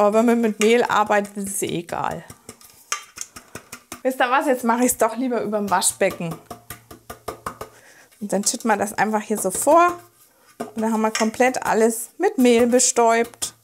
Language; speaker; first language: German; native; German